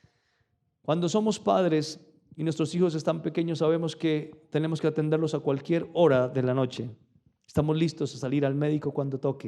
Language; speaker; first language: Spanish; native; Spanish